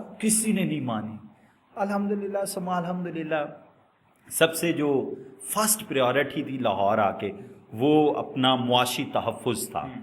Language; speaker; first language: Urdu; non-native, local second language; Punjabi